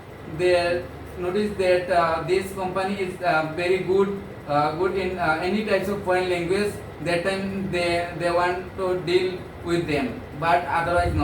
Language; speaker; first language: English; non-native, learner; Bangla